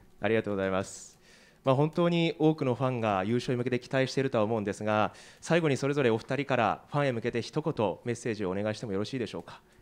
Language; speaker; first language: Japanese; native; Japanese